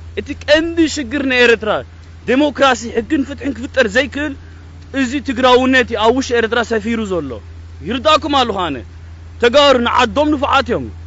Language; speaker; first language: Tigrinya; early bilingual, heritage; Tigrinya